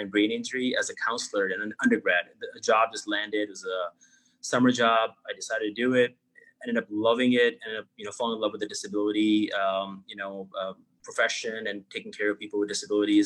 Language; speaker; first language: English; non-native, local second language; Urdu